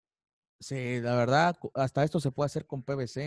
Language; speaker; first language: Spanish; native; Spanish